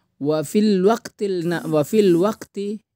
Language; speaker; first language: Arabic; non-native, fluent; Indonesian